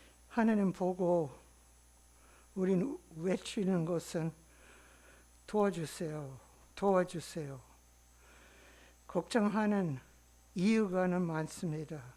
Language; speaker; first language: Korean; non-native, learner; English